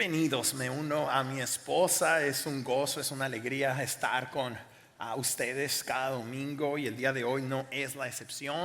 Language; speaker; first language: Spanish; native; Spanish